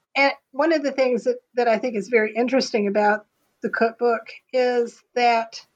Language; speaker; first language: English; native; English